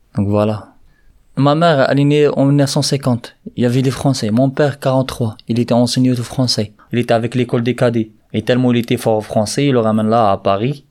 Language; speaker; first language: French; non-native, local second language; Arabic